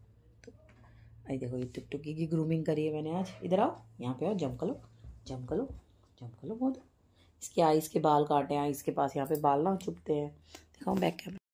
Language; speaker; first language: Hindi; native; Hindi